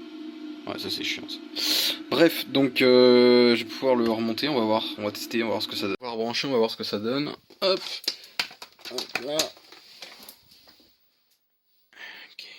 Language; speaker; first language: French; native; French